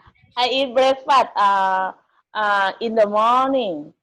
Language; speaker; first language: English; non-native, learner; Thai